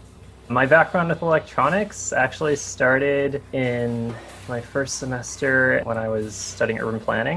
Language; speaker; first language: English; native; English